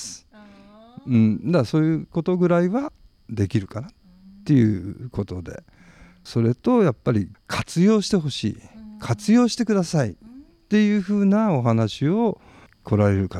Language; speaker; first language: Japanese; native; Japanese